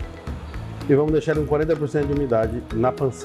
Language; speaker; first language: Portuguese; native; Portuguese